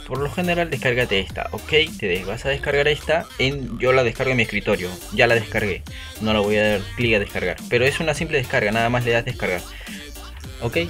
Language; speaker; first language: Spanish; native; Spanish